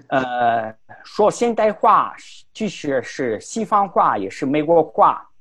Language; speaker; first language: Chinese; non-native, fluent; Italian